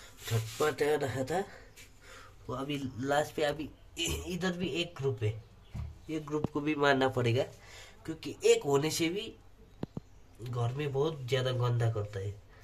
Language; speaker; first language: Hindi; non-native, local second language; Nepali